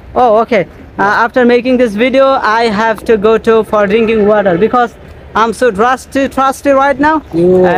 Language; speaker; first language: English; non-native, learner; Bangla